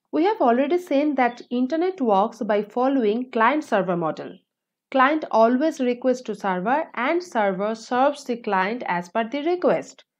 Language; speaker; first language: English; non-native, local second language; Bangla